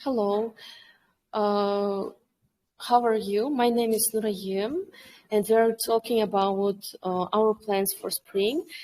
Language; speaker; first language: English; non-native, fluent; Kyrgyz